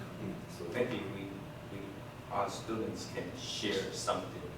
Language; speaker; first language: English; non-native, fluent; Chinese